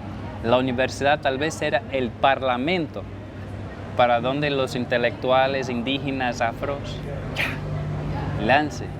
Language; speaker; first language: Spanish; non-native, fluent; Portuguese